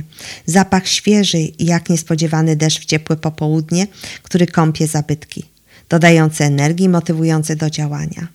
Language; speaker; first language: Polish; native; Polish